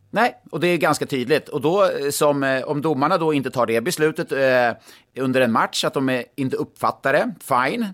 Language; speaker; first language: Swedish; native; Swedish